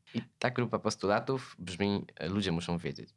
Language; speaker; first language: Polish; native; Polish